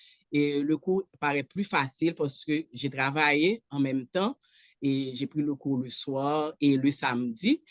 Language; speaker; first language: French; non-native, local second language; Haitian Creole